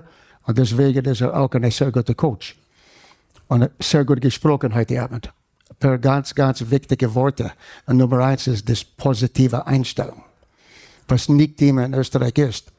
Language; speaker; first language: German; non-native, fluent; English